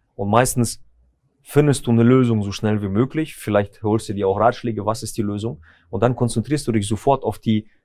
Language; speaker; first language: German; early bilingual, other home language; Russian